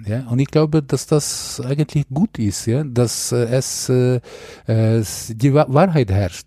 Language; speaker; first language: German; non-native, fluent; Ukrainian